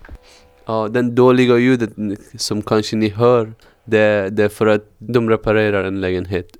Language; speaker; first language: Swedish; non-native, fluent; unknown